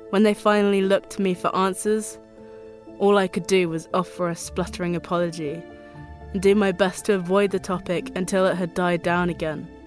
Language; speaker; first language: English; native; English